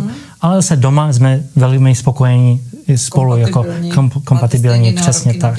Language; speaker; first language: Czech; early bilingual, heritage; Czech